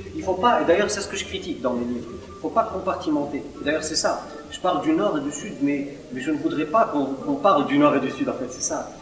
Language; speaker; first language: French; non-native, local second language; Arabic